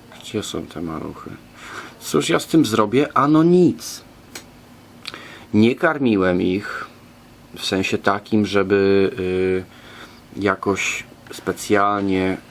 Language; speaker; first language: Polish; native; Polish